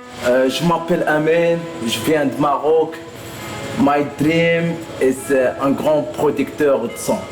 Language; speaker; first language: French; non-native, local second language; Arabic